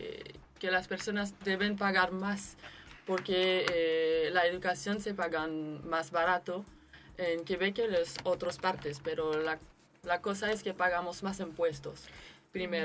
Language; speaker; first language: Spanish; non-native, fluent; French